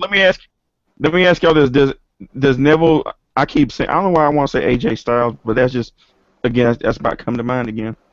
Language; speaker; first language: English; native; English